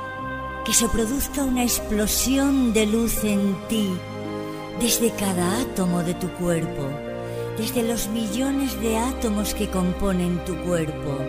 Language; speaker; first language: Spanish; native; Spanish